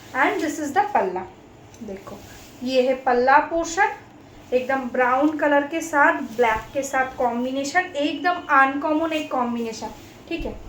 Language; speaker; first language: Hindi; non-native, local second language; Bangla